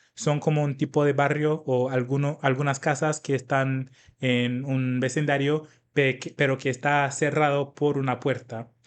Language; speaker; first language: Spanish; non-native, fluent; English